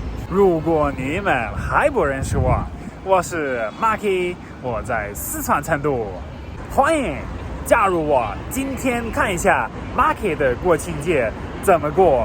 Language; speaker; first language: Chinese; non-native, fluent; German